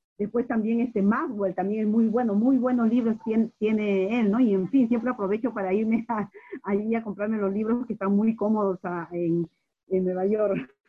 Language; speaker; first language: Spanish; native; Spanish